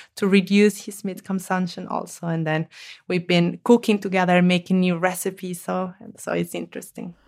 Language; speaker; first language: English; non-native, fluent; Spanish